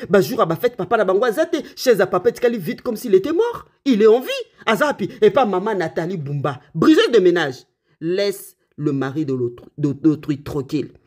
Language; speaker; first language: French; non-native, local second language; Lingala